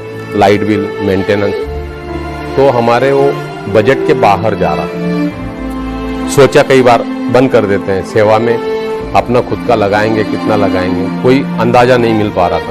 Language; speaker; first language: Hindi; native; Hindi